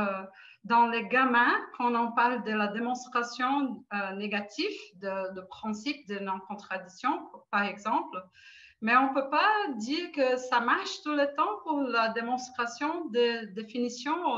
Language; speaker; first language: French; non-native, fluent; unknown